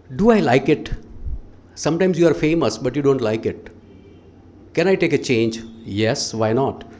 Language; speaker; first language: English; non-native, local second language; Gujarati